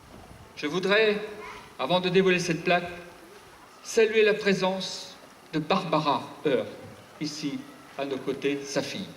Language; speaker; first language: French; native; French